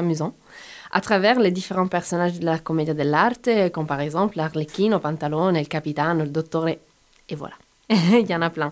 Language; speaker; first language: French; non-native, fluent; Italian